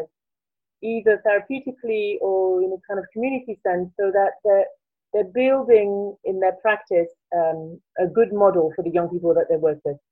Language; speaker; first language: English; non-native, fluent; French